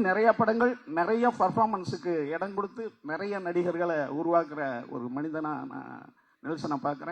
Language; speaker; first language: Tamil; native; Tamil